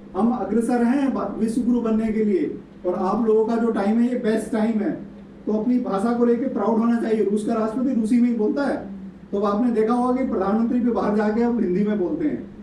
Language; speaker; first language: Hindi; native; Hindi